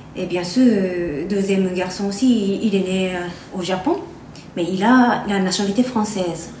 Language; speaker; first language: French; non-native, fluent; Japanese